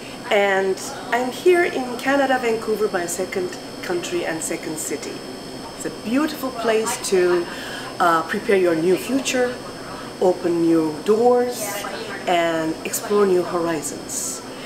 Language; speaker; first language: English; non-native, fluent; Turkish